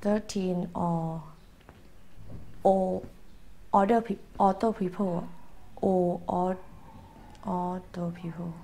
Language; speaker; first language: English; non-native, learner; Thai